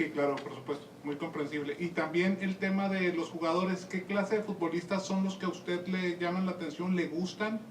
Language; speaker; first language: Spanish; native; Spanish